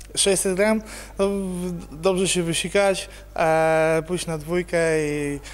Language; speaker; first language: Polish; native; Polish